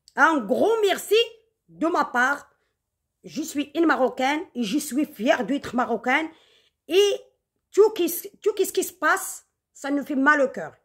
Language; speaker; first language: French; non-native, local second language; Arabic